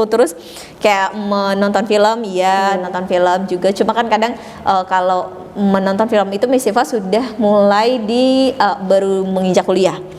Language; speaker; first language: Indonesian; native; Indonesian